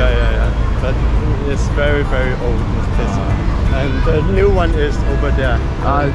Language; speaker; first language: English; non-native, learner; Cantonese